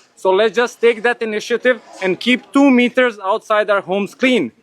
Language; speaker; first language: English; non-native, fluent; Serbian